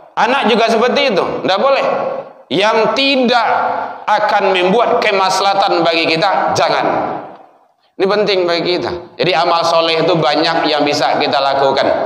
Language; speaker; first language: Malay; non-native, local second language; Minangkabau